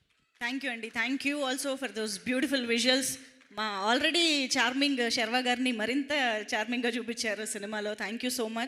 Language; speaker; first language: Telugu; native; Telugu